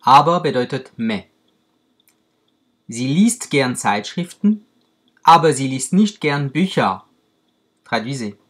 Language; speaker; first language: German; non-native, fluent; French